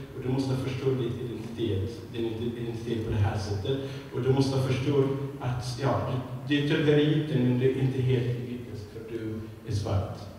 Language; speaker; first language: Swedish; non-native, fluent; Arabic